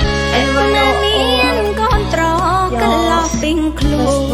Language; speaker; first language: English; non-native, learner; Khmer